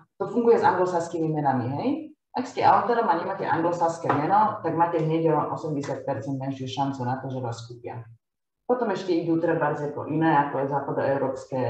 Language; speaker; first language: Slovak; non-native, fluent; Hungarian